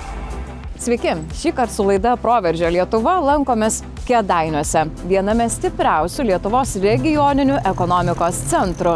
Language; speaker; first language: Lithuanian; native; Lithuanian